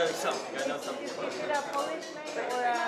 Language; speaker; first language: English; non-native, fluent; Indonesian